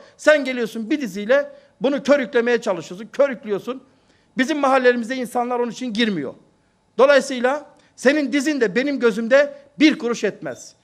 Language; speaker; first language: Turkish; native; Turkish